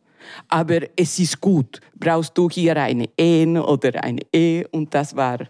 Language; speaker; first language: German; non-native, learner; Spanish